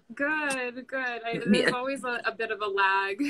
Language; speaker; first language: English; native; English